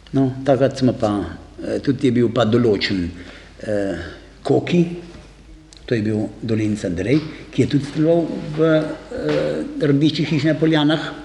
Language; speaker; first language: Slovenian; native; Slovenian